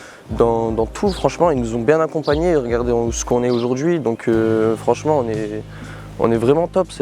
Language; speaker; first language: French; native; French